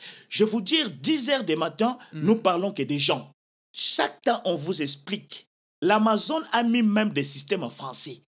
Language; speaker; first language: French; non-native, local second language; Lingala